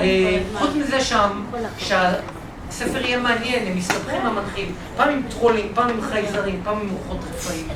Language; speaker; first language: Hebrew; native; Hebrew